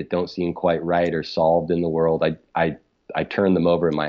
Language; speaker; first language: English; native; English